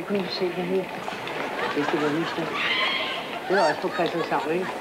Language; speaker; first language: Danish; native; Danish